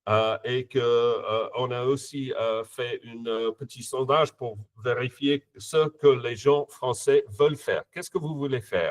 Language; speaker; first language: French; non-native, fluent; English